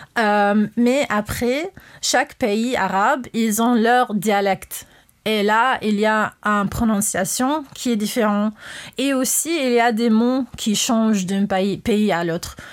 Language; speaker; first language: French; non-native, fluent; English